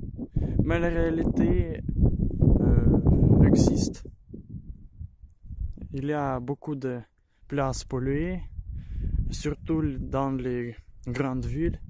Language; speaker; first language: French; non-native, learner; Ukrainian